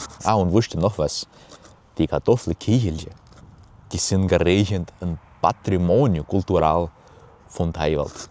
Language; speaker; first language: German; early bilingual, heritage; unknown